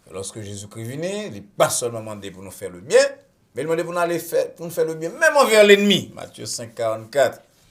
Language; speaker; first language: French; non-native, local second language; Haitian Creole